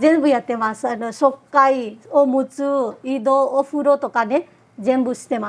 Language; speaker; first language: Japanese; non-native, fluent; Nepali